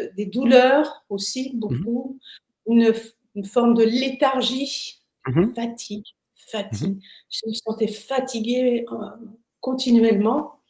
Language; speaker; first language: French; native; French